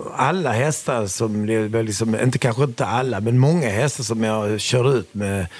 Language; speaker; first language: Swedish; early bilingual, other home language; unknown